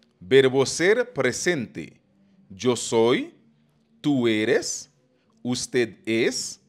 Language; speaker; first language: Spanish; non-native, fluent; Haitian Creole